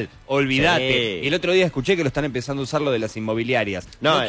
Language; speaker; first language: Spanish; native; Spanish